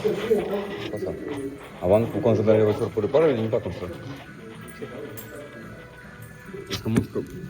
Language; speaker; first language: French; non-native, learner; Russian